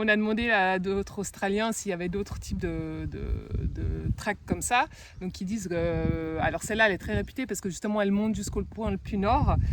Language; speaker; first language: French; native; French